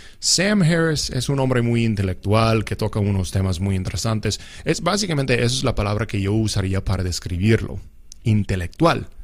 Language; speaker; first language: Spanish; non-native, fluent; English